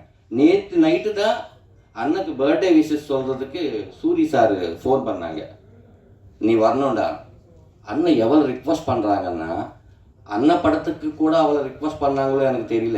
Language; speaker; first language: Tamil; non-native, learner; Telugu